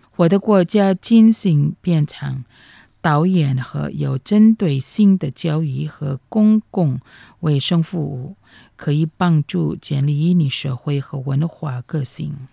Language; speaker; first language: Chinese; non-native, fluent; Indonesian